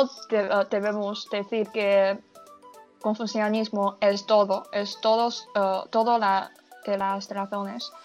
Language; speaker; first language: Spanish; non-native, learner; Chinese